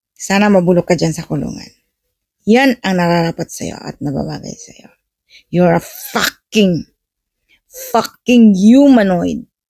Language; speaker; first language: Filipino; native; Filipino